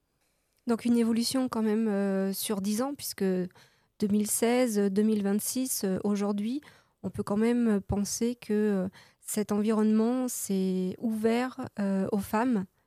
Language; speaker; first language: French; native; French